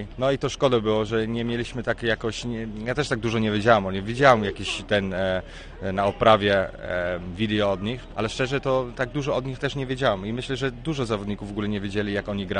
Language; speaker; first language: Polish; early bilingual, heritage; Polish